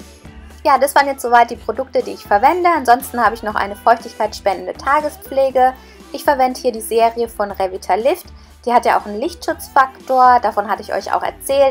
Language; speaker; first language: German; native; German